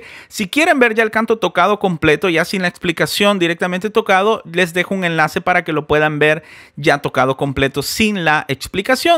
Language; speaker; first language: Spanish; native; Spanish